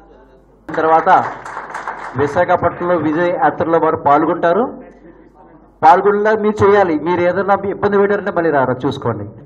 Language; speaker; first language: Telugu; native; Telugu